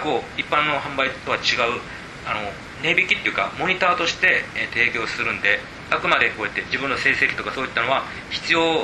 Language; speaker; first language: Japanese; native; Japanese